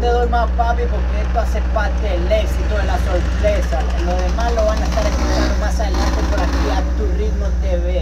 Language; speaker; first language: Spanish; native; Spanish